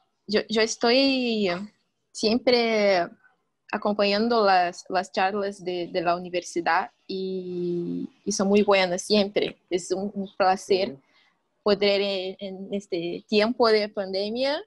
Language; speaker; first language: Spanish; non-native, fluent; Portuguese